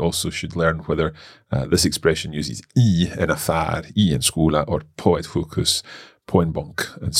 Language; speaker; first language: Swedish; non-native, learner; English